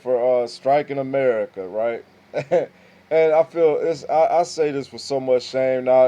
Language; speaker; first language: English; native; English